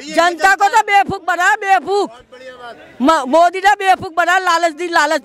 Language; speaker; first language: Hindi; non-native, local second language; Gujarati